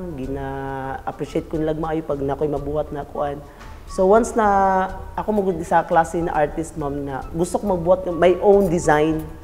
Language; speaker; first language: Cebuano; non-native, local second language; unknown